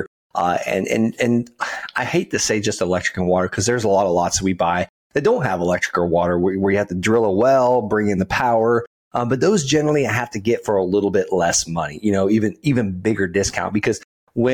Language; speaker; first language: English; native; English